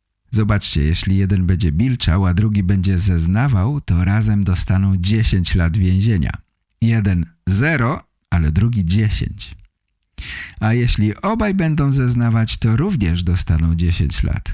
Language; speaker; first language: Polish; native; Polish